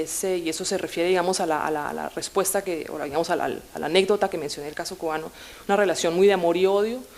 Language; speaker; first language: Spanish; native; Spanish